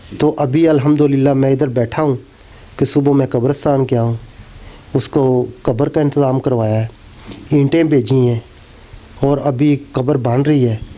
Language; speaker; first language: Urdu; non-native, local second language; Punjabi